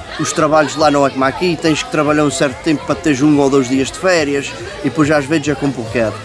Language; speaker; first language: Portuguese; native; Portuguese